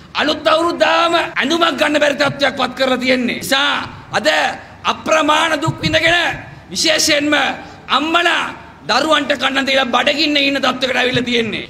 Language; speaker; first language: Sinhala; non-native, local second language; Tamil